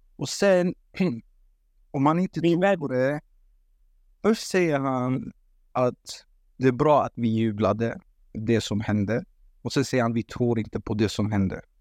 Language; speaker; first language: Swedish; early bilingual, other home language; Kurdish